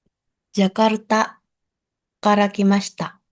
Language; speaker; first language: Japanese; non-native, learner; Indonesian